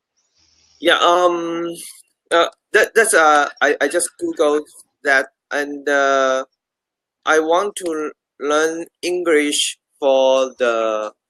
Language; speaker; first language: English; non-native, learner; Chinese